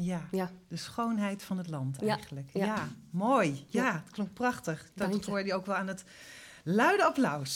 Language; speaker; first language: Dutch; native; Dutch